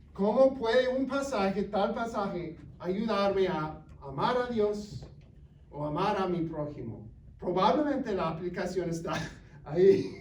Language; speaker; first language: Spanish; non-native, fluent; English